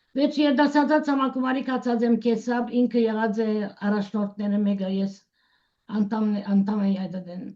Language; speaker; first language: Armenian; early bilingual, heritage; Armenian